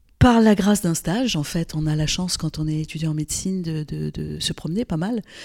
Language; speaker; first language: French; non-native, local second language; Arabic